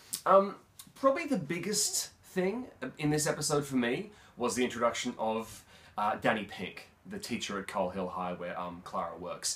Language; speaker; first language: English; native; English